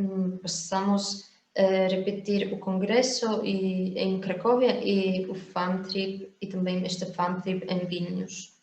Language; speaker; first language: Portuguese; non-native, fluent; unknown